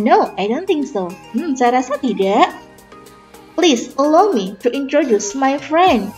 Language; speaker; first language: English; non-native, fluent; Indonesian